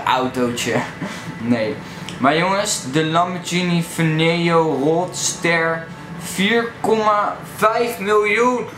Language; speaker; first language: Dutch; native; Dutch